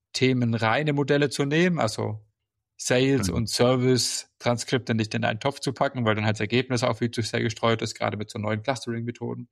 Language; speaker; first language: German; native; German